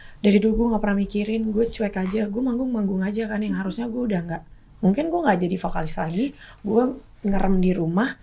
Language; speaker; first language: Indonesian; native; Indonesian